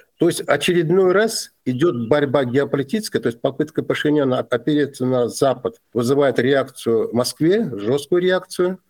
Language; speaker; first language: Russian; non-native, local second language; Azerbaijani